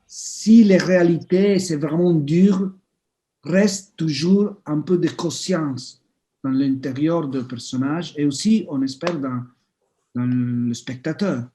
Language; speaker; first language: French; non-native, fluent; Italian